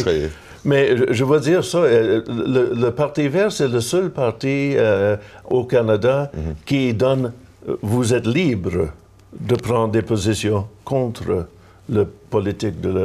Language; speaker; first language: French; non-native, local second language; English